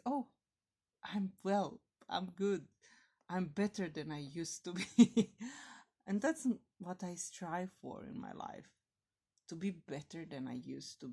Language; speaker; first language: English; non-native, fluent; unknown